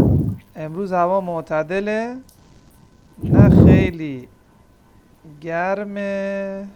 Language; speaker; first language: Persian; non-native, fluent; Urdu